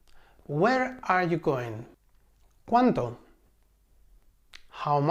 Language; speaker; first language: English; non-native, fluent; Spanish